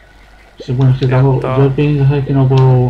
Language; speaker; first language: Spanish; native; Spanish